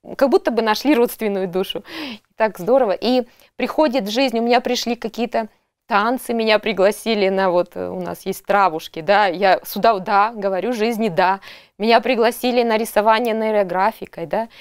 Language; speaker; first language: Russian; native; Russian